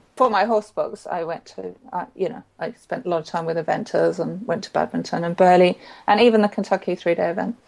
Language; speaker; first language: English; native; English